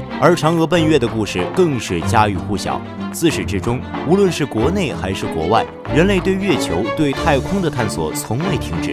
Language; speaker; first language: Chinese; native; Chinese